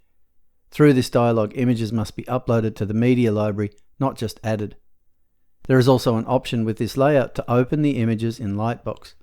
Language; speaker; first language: English; native; English